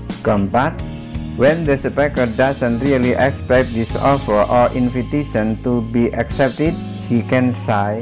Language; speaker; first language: English; non-native, fluent; Indonesian